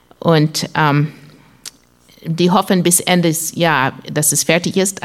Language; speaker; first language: German; non-native, learner; English